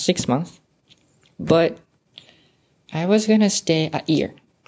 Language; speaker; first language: English; non-native, fluent; Japanese